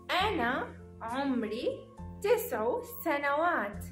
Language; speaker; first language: Arabic; early bilingual, heritage; Arabic